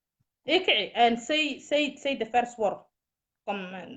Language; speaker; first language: English; non-native, learner; Somali